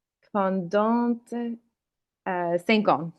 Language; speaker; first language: French; non-native, learner; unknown